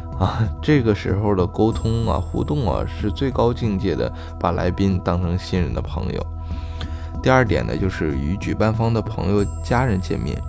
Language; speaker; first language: Chinese; native; Chinese